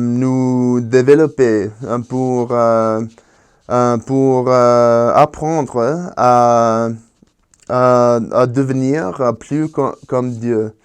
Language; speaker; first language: French; non-native, fluent; Spanish